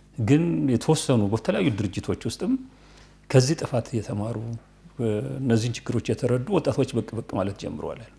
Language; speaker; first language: Amharic; native; Amharic